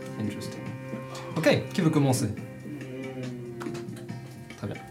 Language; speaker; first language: French; native; French